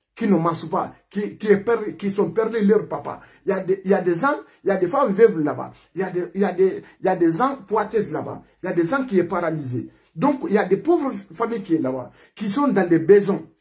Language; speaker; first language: French; non-native, local second language; Mandingo